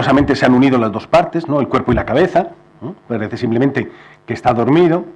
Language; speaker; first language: Spanish; native; Spanish